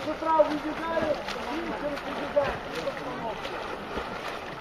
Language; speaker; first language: Russian; native; Russian